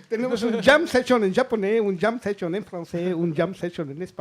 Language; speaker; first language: French; non-native, learner; Spanish